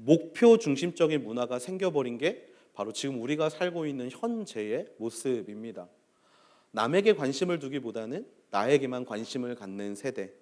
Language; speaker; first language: Korean; native; Korean